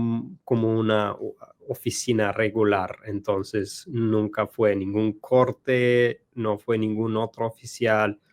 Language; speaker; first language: Spanish; non-native, learner; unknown